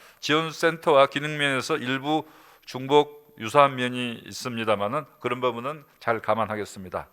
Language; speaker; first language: Korean; native; Korean